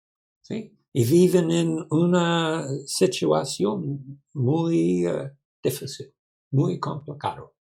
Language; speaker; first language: Spanish; non-native, learner; English